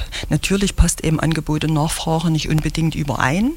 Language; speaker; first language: German; native; German